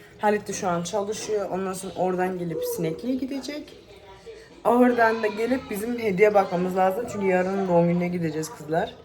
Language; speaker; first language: Turkish; early bilingual, heritage; Turkish